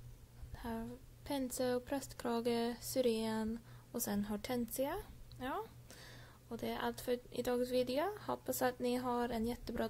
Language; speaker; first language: Swedish; early bilingual, heritage; English